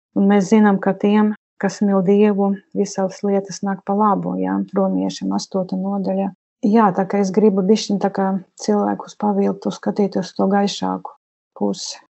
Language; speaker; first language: Latvian; non-native, local second language; Russian